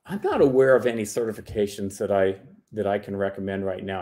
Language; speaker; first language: English; native; English